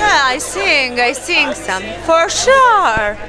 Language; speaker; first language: English; non-native, learner; Albanian